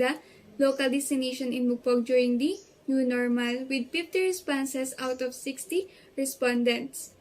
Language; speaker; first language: English; non-native, local second language; Filipino